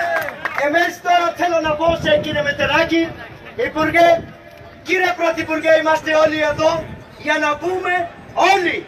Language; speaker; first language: Greek; non-native, fluent; Urdu